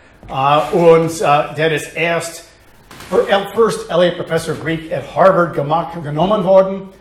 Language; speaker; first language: German; non-native, fluent; English